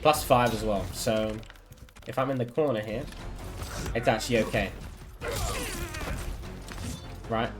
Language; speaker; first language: English; native; English